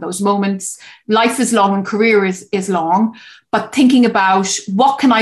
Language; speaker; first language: English; native; English